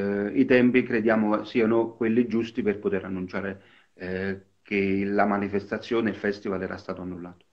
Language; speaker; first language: Italian; native; Italian